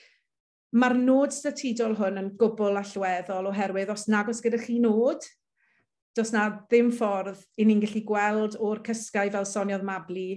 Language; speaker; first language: Welsh; native; Welsh